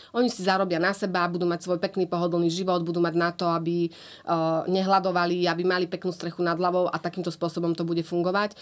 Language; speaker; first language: Slovak; native; Slovak